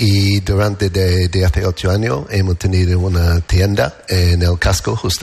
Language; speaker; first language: Spanish; non-native, learner; English